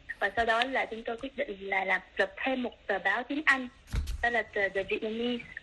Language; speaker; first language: Vietnamese; early bilingual, other home language; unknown